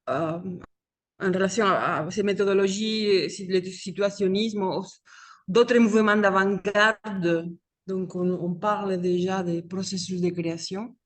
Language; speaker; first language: French; non-native, fluent; Spanish